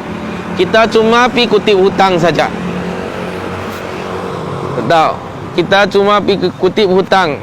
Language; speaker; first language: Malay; non-native, local second language; Chinese